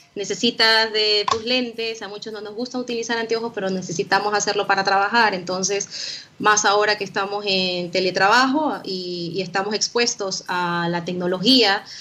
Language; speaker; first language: Spanish; native; Spanish